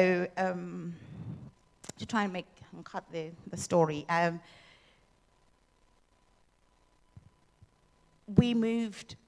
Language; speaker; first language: English; non-native, local second language; Shona